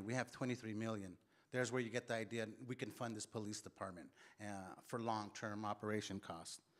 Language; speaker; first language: English; early bilingual, other home language; Spanish